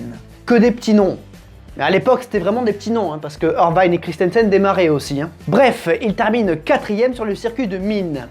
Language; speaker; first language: French; native; French